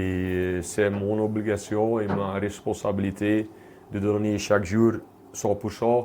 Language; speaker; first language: French; non-native, local second language; Dutch